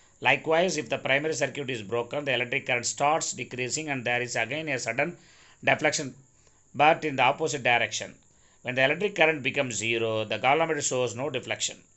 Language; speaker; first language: English; non-native, local second language; Tamil